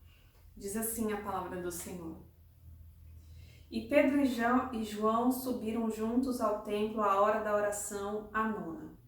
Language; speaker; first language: Portuguese; native; Portuguese